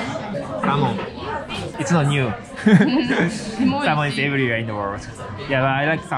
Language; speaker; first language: English; non-native, fluent; Japanese